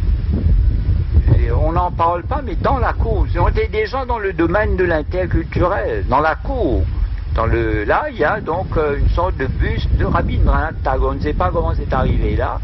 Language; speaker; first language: French; non-native, local second language; Morisyen